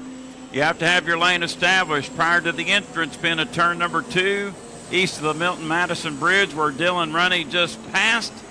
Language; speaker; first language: English; native; English